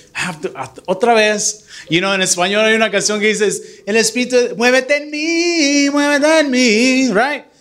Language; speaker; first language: English; early bilingual, other home language; Spanish